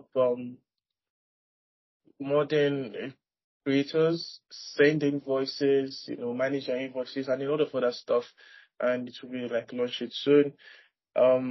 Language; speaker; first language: English; non-native, local second language; Yoruba